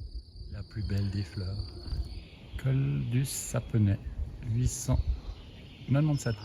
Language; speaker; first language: French; native; French